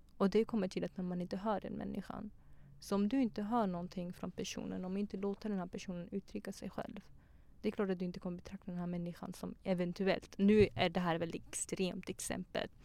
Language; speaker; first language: Swedish; early bilingual, other home language; Persian